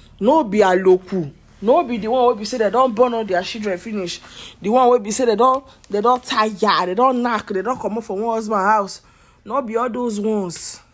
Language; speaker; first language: Nigerian Pidgin; non-native, local second language; Yoruba